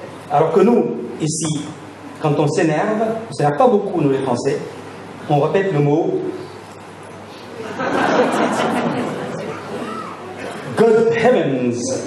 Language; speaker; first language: French; native; French